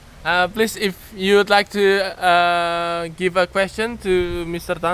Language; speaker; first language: English; non-native, fluent; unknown